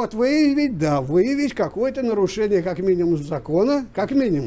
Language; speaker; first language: Russian; native; Russian